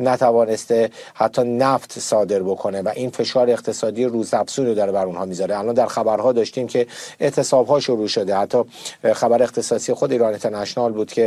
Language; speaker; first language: Persian; native; Persian